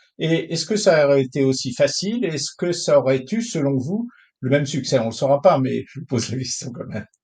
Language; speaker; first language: French; native; French